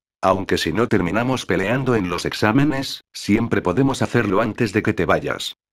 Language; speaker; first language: Spanish; native; Spanish